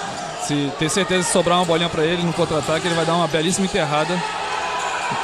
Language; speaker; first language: Portuguese; native; Portuguese